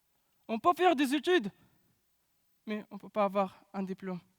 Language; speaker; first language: French; non-native, learner; Pashto